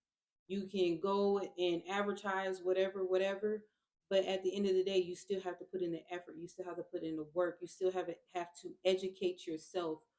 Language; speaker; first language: English; native; English